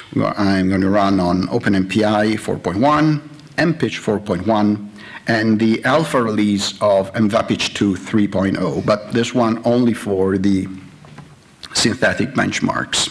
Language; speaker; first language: English; non-native, fluent; Italian